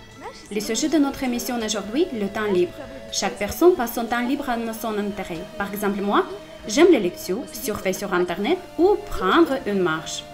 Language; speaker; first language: French; non-native, fluent; Russian